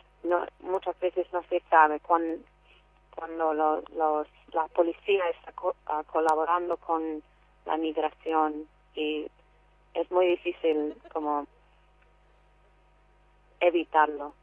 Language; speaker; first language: Spanish; non-native, fluent; English